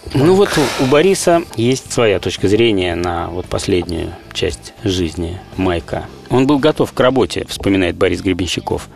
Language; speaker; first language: Russian; native; Russian